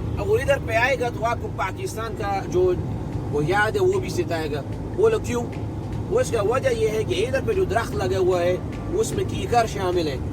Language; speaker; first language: Urdu; non-native, local second language; Pashto